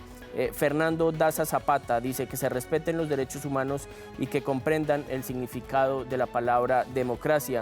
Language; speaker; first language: Spanish; native; Spanish